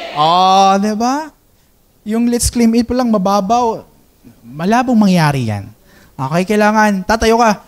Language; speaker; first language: Filipino; non-native, local second language; Hiligaynon